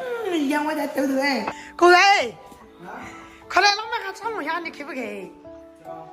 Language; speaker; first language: Chinese; native; Chinese